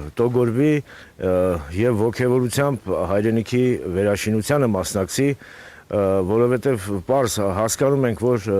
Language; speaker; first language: Armenian; native; Armenian